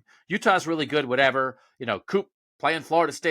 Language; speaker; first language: English; native; English